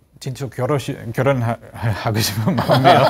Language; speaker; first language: Korean; non-native, learner; German